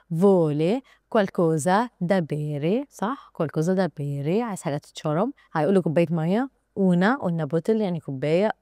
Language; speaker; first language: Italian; non-native, learner; Arabic